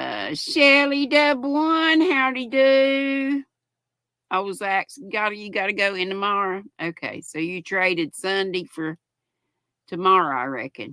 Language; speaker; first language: English; native; English